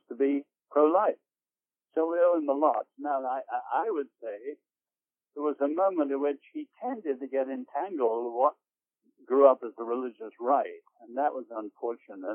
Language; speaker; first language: English; native; English